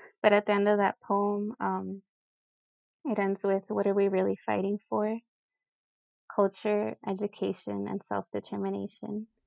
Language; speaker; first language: English; early bilingual, other home language; Spanish